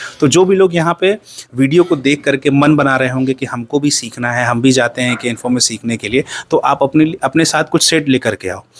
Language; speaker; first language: Hindi; native; Hindi